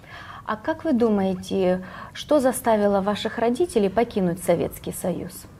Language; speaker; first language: Russian; native; Russian